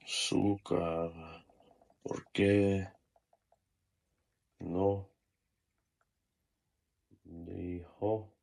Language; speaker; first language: Spanish; non-native, learner; Russian